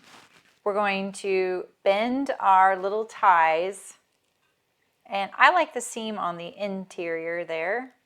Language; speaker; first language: English; native; English